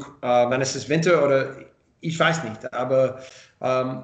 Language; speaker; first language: German; non-native, learner; English